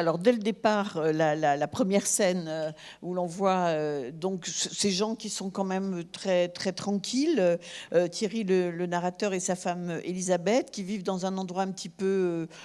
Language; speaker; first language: French; native; French